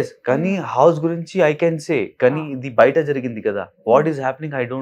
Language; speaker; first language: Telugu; non-native, local second language; Urdu